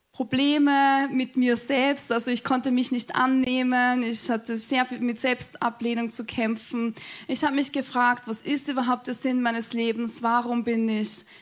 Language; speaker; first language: German; native; German